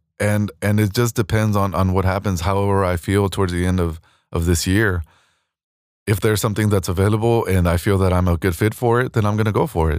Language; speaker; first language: English; early bilingual, other home language; Spanish